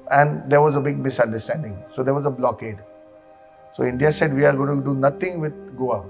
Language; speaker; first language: English; non-native, local second language; Konkani